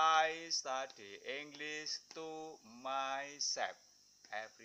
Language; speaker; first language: English; non-native, fluent; Indonesian